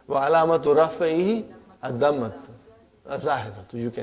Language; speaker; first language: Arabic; non-native, fluent; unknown